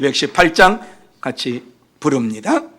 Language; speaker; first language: Korean; native; Korean